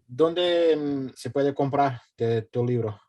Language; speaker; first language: Spanish; non-native, learner; Portuguese